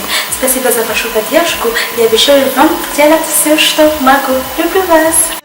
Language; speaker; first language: Russian; non-native, fluent; Malagasy